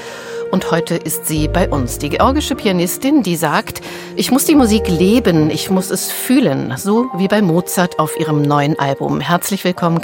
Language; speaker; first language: German; native; German